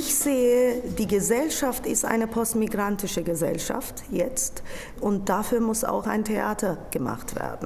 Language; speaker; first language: German; non-native, fluent; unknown